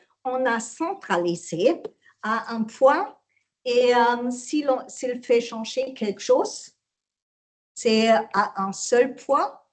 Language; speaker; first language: French; non-native, learner; German